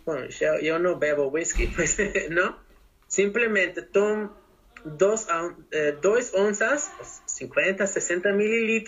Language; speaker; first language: Portuguese; non-native, learner; Spanish